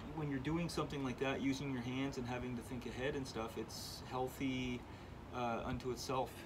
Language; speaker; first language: English; native; English